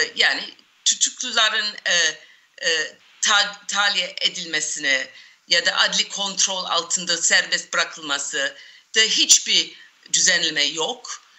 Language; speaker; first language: Turkish; non-native, fluent; English